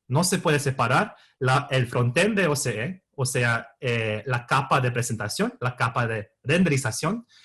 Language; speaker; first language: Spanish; non-native, fluent; English